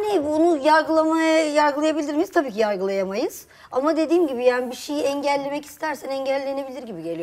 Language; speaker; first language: Turkish; native; Turkish